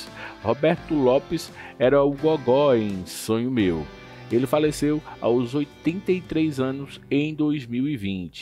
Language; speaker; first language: Portuguese; native; Portuguese